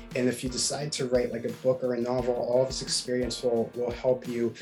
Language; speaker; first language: English; native; English